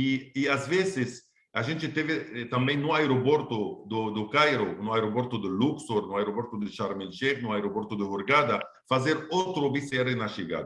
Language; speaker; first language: Portuguese; non-native, fluent; Arabic